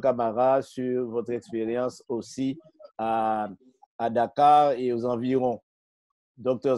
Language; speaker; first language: French; native; French